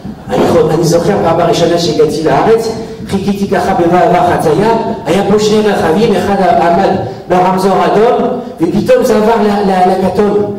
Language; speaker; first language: Hebrew; non-native, fluent; French